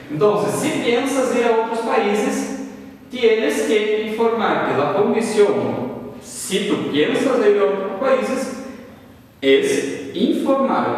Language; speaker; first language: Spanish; non-native, fluent; Portuguese